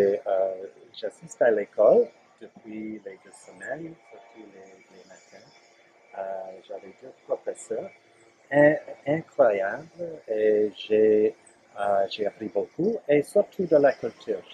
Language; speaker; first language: French; non-native, learner; English